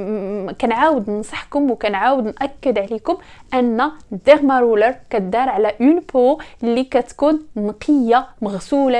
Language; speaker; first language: Arabic; native; Arabic